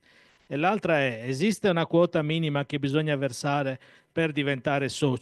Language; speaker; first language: Italian; native; Italian